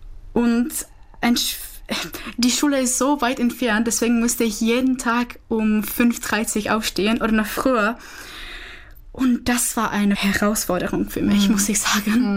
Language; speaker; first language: German; non-native, fluent; Czech